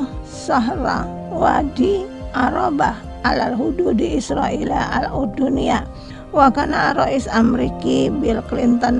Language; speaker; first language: Arabic; non-native, fluent; Indonesian